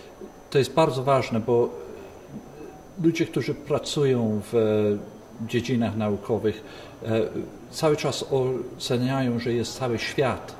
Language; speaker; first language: Polish; early bilingual, heritage; Polish